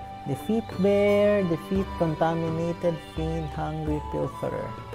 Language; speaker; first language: Filipino; native; Filipino